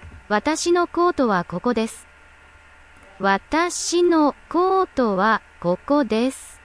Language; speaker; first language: Japanese; non-native, learner; English